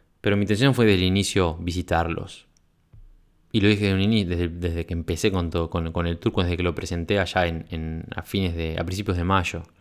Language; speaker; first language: Spanish; native; Spanish